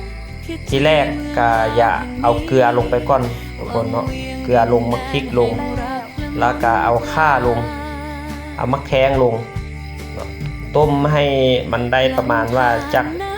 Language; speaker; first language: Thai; non-native, local second language; Lao